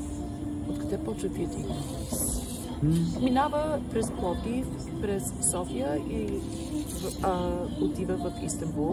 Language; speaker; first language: Bulgarian; early bilingual, heritage; Bulgarian